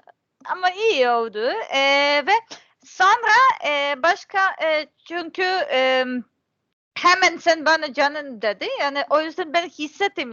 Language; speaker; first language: Turkish; non-native, learner; Serbian